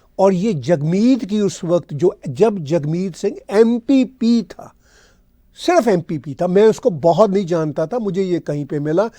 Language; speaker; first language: Urdu; non-native, local second language; Punjabi